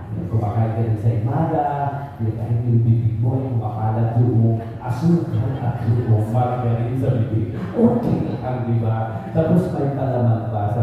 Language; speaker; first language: Filipino; non-native, local second language; Cebuano